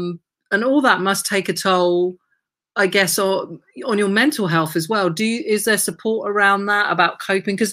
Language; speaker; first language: English; native; English